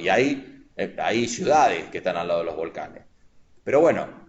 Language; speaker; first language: Spanish; native; Spanish